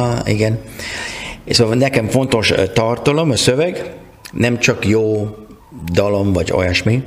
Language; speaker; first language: Hungarian; non-native, learner; English